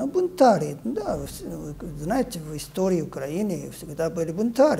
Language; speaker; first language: Russian; non-native, fluent; Japanese